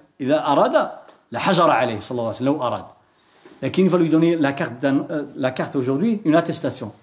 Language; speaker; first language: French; non-native, local second language; Arabic